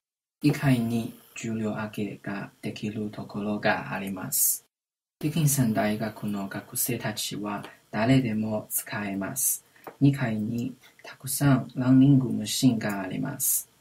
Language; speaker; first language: Japanese; non-native, learner; English